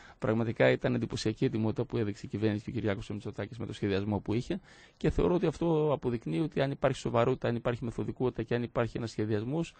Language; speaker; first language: Greek; native; Greek